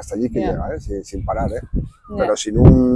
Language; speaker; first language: Spanish; native; Spanish